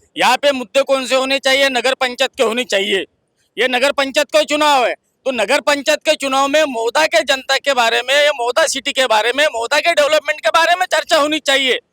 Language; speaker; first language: Hindi; non-native, local second language; Marathi